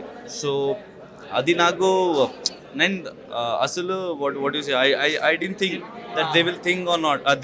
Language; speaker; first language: Telugu; non-native, learner; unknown